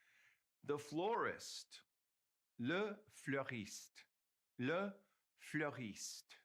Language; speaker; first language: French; non-native, fluent; English